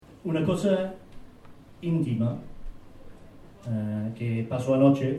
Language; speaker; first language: Spanish; non-native, fluent; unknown